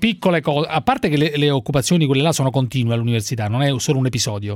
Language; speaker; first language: Italian; native; Italian